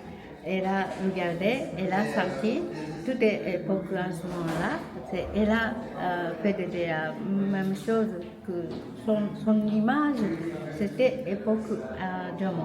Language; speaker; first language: French; non-native, learner; Japanese